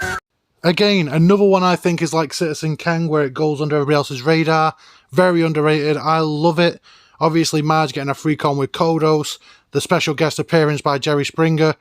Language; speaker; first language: English; native; English